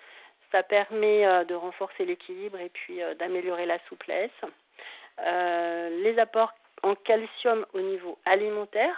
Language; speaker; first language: French; native; French